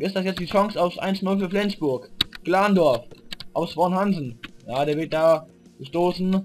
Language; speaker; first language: German; native; German